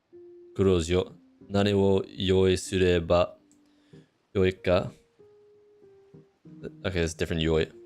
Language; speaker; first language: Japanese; non-native, fluent; English